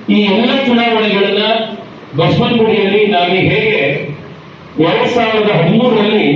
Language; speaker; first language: Kannada; native; Kannada